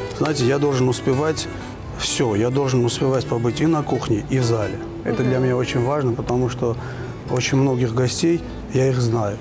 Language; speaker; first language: Russian; non-native, fluent; Armenian